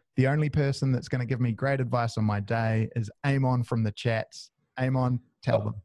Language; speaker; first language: English; native; English